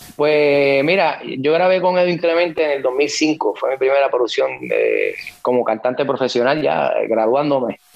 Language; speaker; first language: Spanish; native; Spanish